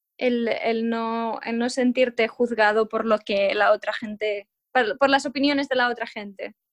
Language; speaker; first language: Spanish; non-native, local second language; Catalan